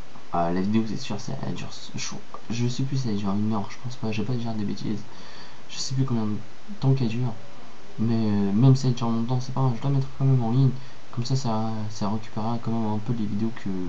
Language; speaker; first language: French; native; French